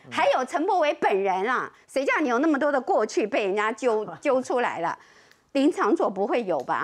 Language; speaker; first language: Chinese; native; Chinese